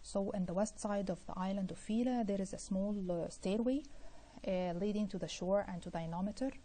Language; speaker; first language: English; non-native, fluent; Arabic